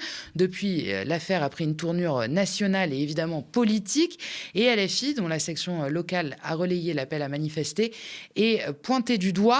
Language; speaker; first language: French; native; French